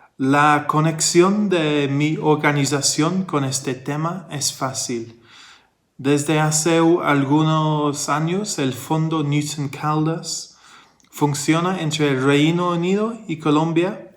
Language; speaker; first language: Spanish; non-native, fluent; English